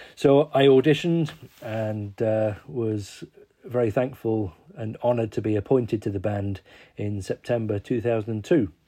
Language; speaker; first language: English; native; English